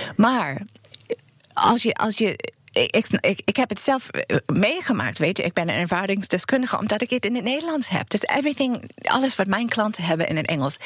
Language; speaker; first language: Dutch; non-native, fluent; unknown